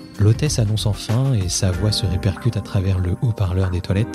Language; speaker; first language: French; native; French